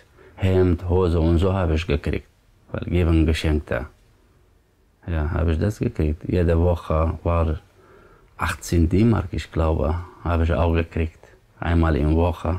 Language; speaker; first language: German; non-native, learner; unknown